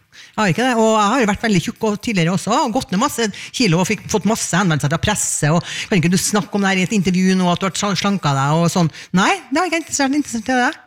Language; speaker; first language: Norwegian; native; Norwegian